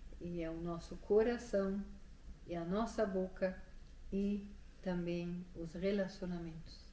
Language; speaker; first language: Portuguese; non-native, fluent; German